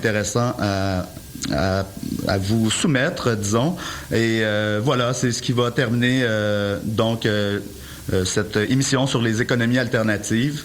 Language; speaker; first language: French; native; French